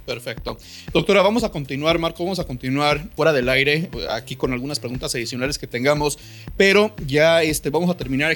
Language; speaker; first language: Spanish; native; Spanish